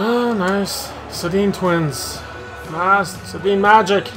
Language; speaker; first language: English; native; English